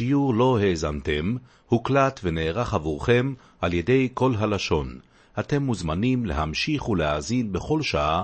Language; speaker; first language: Hebrew; native; Hebrew